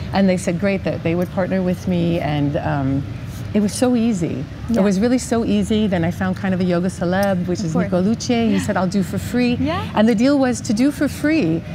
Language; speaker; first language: English; native; English